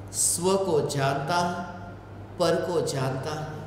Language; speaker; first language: Hindi; non-native, local second language; Gujarati